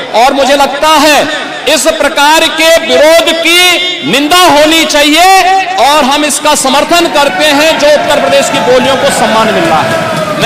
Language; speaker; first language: Hindi; native; Hindi